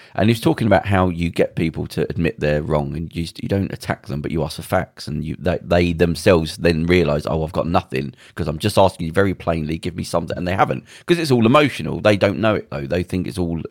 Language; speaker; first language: English; native; English